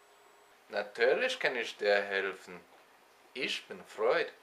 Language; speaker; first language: German; non-native, learner; English